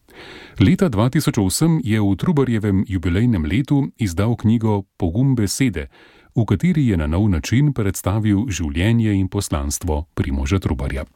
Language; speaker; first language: Slovenian; native; Slovenian